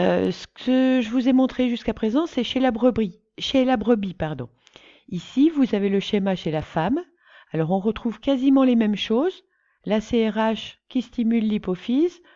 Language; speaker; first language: French; native; French